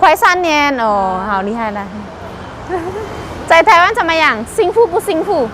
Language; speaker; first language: Chinese; non-native, local second language; Indonesian